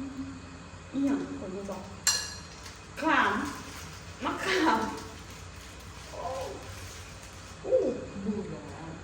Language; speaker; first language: Thai; non-native, local second language; Lao